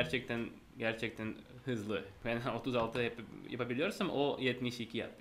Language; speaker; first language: Turkish; non-native, fluent; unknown